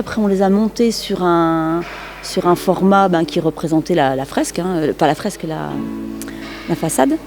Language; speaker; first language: French; native; French